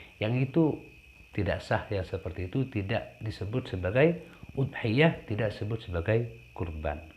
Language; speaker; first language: Indonesian; non-native, local second language; Madurese